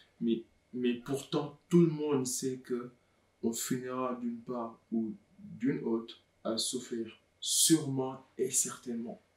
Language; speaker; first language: French; non-native, local second language; Wolof